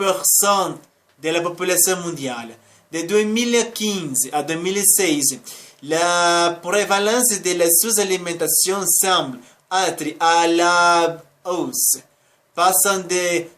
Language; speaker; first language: French; non-native, learner; Spanish